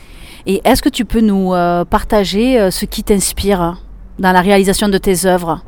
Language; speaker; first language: French; native; French